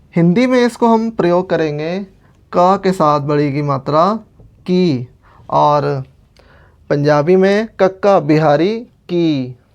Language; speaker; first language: Hindi; non-native, local second language; Punjabi